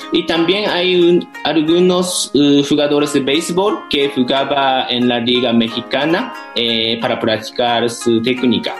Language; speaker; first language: Spanish; non-native, fluent; Japanese